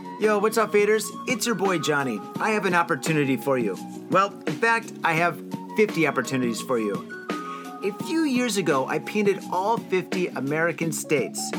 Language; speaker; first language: English; native; English